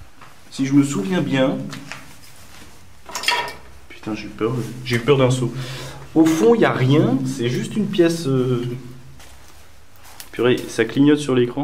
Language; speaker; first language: French; native; French